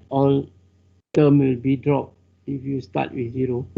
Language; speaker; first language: English; non-native, local second language; Malay